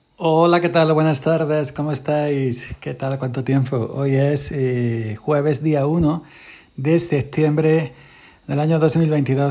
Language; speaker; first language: Spanish; native; Spanish